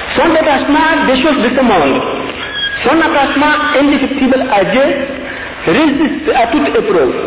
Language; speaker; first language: French; non-native, local second language; Wolof